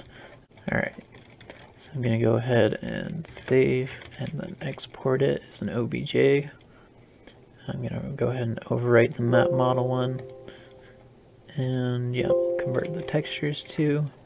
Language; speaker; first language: English; native; English